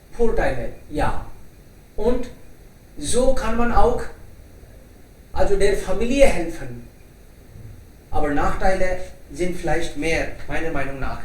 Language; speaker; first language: German; non-native, learner; Hindi